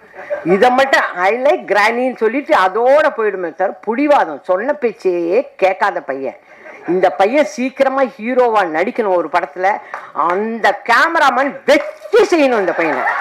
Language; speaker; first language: Tamil; native; Tamil